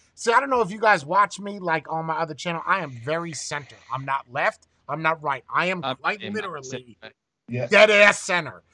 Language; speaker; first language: English; native; English